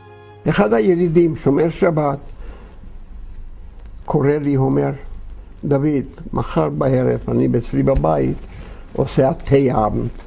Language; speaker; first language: Hebrew; non-native, fluent; Yiddish